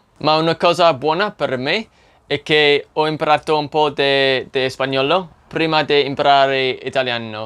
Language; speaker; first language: Italian; non-native, learner; English